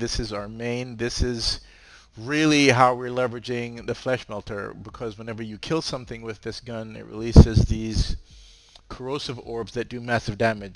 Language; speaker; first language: English; native; English